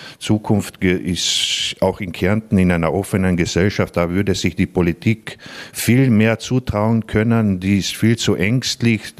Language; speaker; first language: German; non-native, local second language; Slovenian